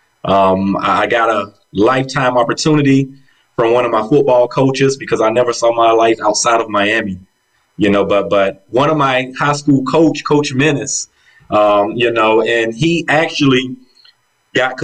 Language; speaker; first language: English; native; English